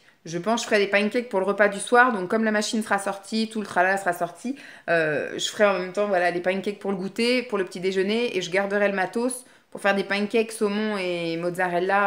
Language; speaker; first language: French; native; French